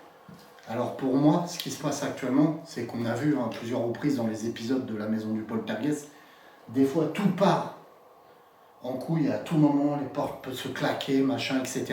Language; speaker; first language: French; native; French